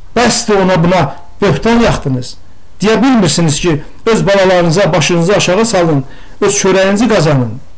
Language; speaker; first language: Azerbaijani; non-native, local second language; Talysh